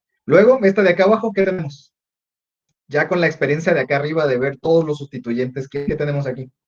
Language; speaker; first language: Spanish; native; Spanish